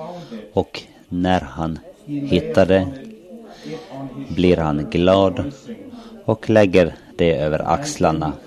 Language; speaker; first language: Swedish; non-native, local second language; Finnish